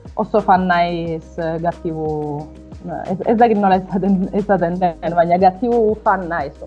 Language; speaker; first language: Basque; non-native, fluent; Italian